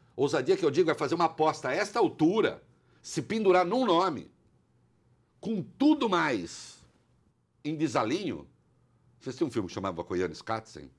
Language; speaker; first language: Portuguese; native; Portuguese